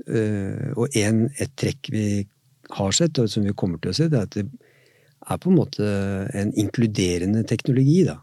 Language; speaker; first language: Norwegian; native; Norwegian